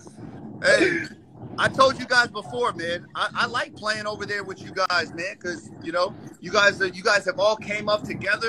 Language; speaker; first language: English; native; English